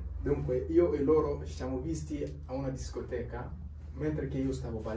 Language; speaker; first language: Italian; non-native, learner; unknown